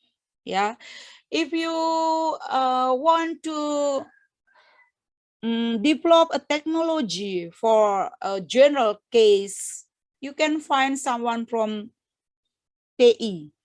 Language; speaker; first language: English; non-native, fluent; Indonesian